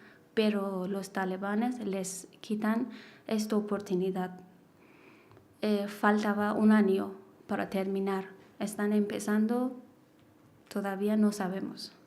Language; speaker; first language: Spanish; non-native, learner; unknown